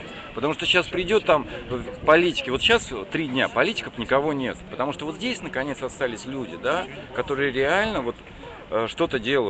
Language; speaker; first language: Russian; native; Russian